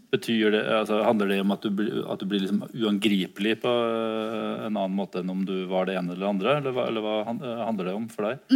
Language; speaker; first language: Norwegian; native; Norwegian